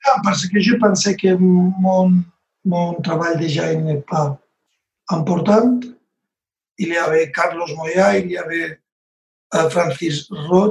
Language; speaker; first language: French; non-native, learner; Spanish